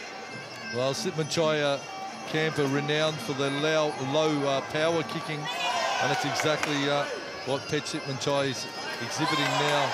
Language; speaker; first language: English; native; English